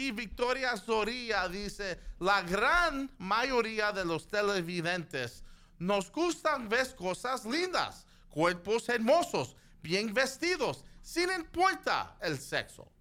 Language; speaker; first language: Spanish; early bilingual, other home language; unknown